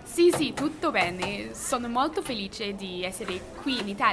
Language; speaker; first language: Italian; non-native, learner; English